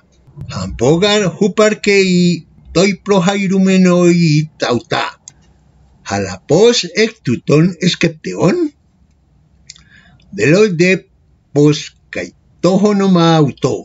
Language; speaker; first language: Greek; non-native, fluent; Spanish